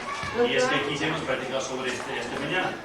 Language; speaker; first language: Spanish; non-native, fluent; English